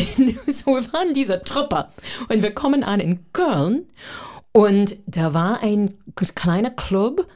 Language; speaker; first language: German; non-native, fluent; English